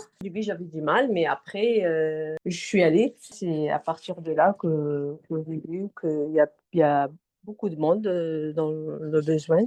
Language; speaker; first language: French; non-native, fluent; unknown